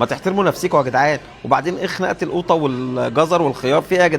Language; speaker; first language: Arabic; native; Arabic